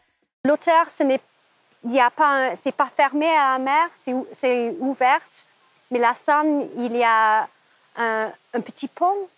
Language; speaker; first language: French; non-native, fluent; English